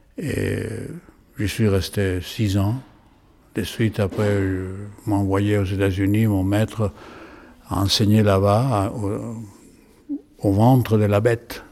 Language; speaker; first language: French; non-native, fluent; Spanish